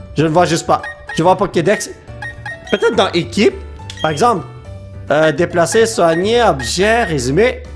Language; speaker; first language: French; native; French